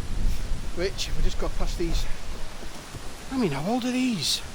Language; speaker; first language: English; native; English